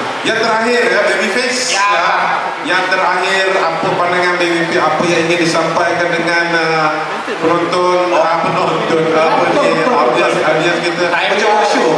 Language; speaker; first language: Malay; native; Malay